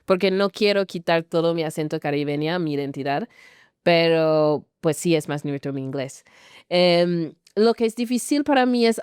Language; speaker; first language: Spanish; non-native, fluent; English